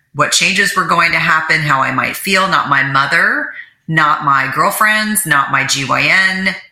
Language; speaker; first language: English; native; English